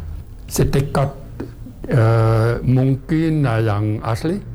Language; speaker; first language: Indonesian; non-native, fluent; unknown